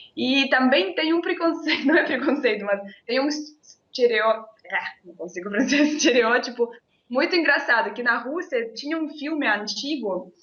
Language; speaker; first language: Portuguese; non-native, fluent; Russian